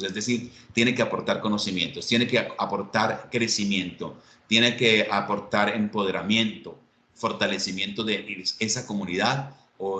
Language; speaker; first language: Spanish; native; Spanish